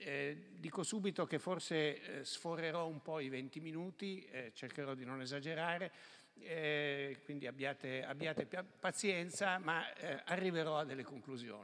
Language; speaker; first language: Italian; native; Italian